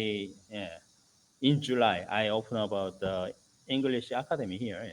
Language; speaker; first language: English; non-native, learner; Korean